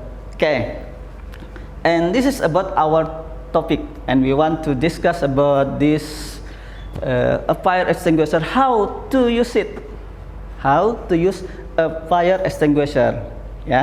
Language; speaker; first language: English; non-native, learner; Indonesian